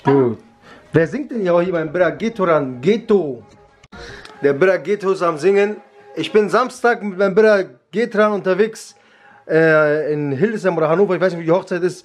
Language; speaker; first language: German; early bilingual, other home language; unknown